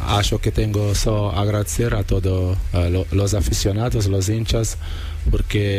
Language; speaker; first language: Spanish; non-native, learner; Portuguese